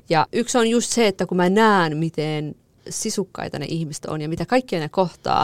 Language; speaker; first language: Finnish; early bilingual, other home language; Kurdish